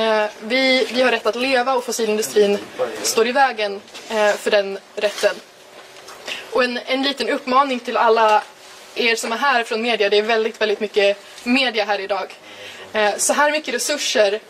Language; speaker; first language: Swedish; native; Swedish